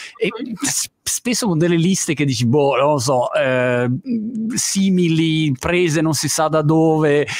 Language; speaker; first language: Italian; native; Italian